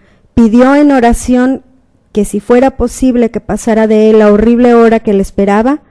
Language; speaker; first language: Spanish; native; Spanish